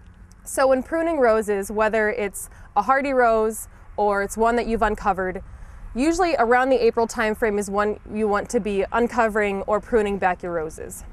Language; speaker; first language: English; native; English